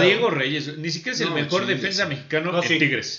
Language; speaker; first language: Spanish; native; Spanish